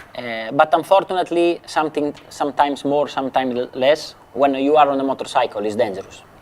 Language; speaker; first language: English; non-native, fluent; Italian